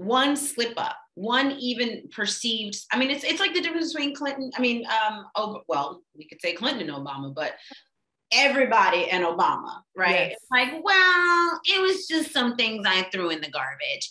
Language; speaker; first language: English; native; English